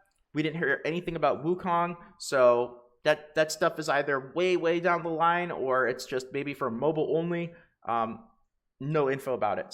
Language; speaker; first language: English; native; English